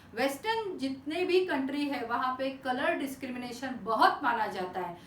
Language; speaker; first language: Hindi; non-native, local second language; Marathi